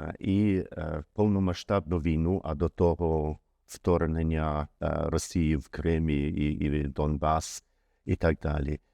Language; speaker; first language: Ukrainian; early bilingual, heritage; Ukrainian